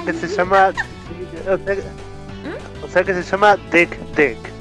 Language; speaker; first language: Spanish; native; Spanish